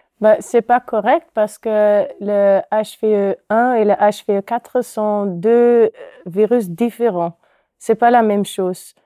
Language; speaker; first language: French; non-native, local second language; Dutch